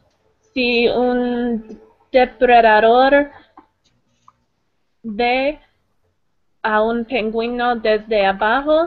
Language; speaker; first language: Spanish; non-native, learner; English